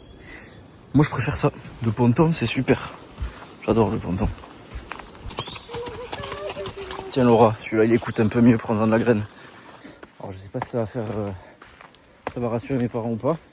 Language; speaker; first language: French; native; French